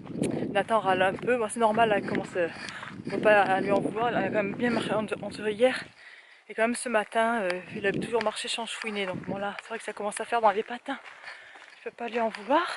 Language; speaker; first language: French; native; French